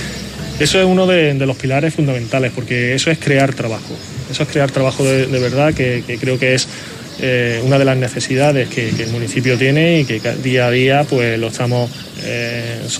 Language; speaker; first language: Spanish; native; Spanish